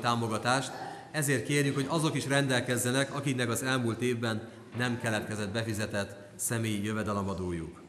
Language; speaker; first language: Hungarian; native; Hungarian